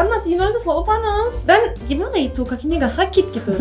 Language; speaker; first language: Indonesian; non-native, fluent; Turkish